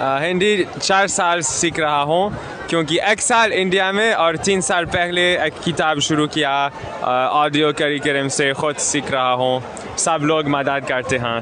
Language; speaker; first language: Hindi; non-native, learner; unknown